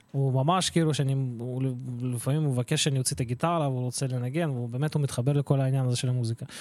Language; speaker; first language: Hebrew; early bilingual, other home language; Russian